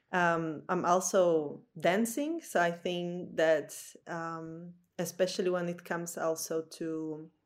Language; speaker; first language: English; non-native, fluent; Slovak